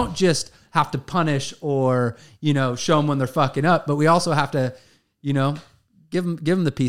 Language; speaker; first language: English; native; English